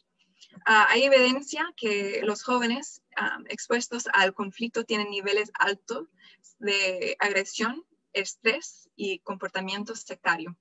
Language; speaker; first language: Spanish; non-native, fluent; English